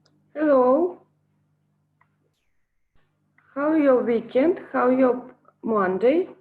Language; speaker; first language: English; non-native, learner; Russian